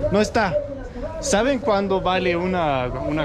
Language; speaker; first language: Spanish; non-native, learner; Danish